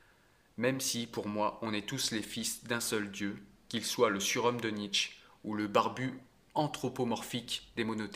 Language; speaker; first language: French; native; French